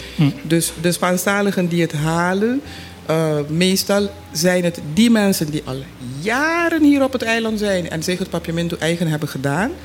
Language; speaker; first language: Dutch; non-native, local second language; Papiamento